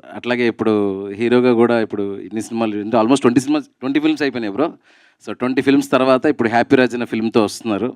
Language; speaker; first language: Telugu; native; Telugu